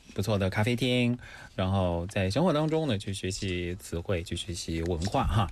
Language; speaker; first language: Chinese; native; Chinese